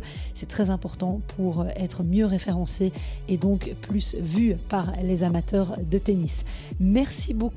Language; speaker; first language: French; native; French